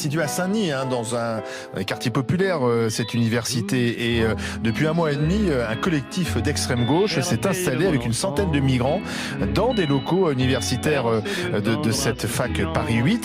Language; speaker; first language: French; native; French